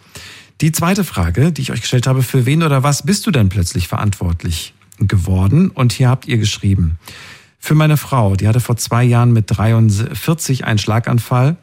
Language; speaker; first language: German; native; German